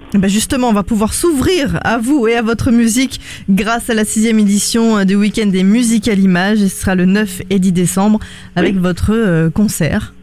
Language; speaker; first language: French; native; French